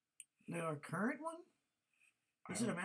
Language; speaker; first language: English; native; English